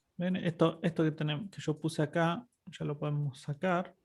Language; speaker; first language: Spanish; native; Spanish